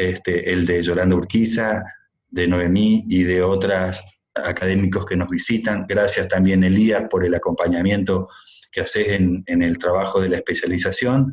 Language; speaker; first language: Spanish; native; Spanish